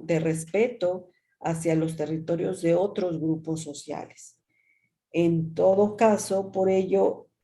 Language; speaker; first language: Spanish; native; Spanish